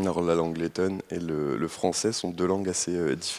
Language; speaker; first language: French; native; French